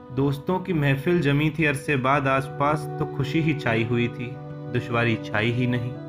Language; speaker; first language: Hindi; native; Hindi